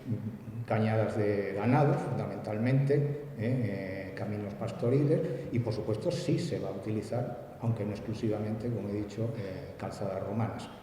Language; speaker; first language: Spanish; native; Spanish